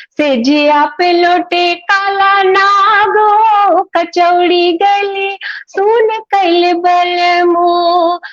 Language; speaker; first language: Hindi; native; Hindi